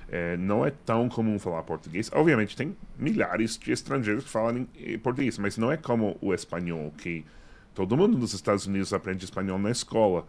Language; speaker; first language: Portuguese; non-native, fluent; English